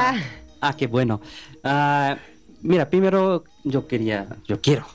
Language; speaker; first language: Spanish; non-native, learner; Bangla